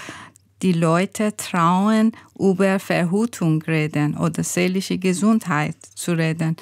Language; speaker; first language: German; non-native, learner; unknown